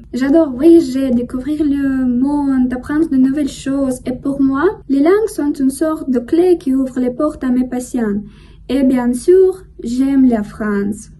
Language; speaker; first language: French; non-native, learner; Russian